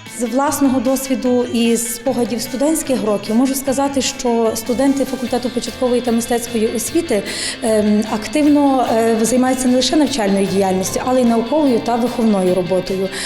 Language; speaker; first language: Ukrainian; native; Ukrainian